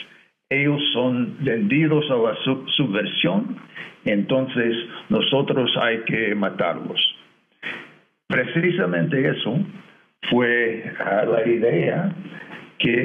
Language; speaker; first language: Spanish; non-native, fluent; English